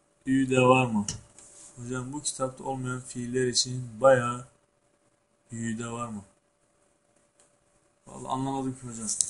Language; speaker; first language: Turkish; native; Turkish